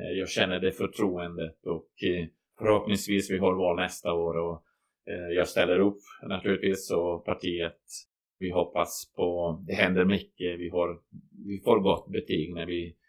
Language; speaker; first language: Swedish; non-native, fluent; Croatian